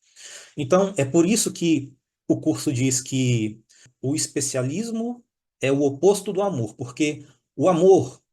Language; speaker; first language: Portuguese; native; Portuguese